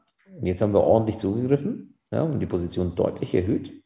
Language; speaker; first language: German; native; German